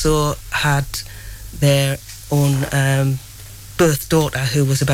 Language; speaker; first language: English; native; English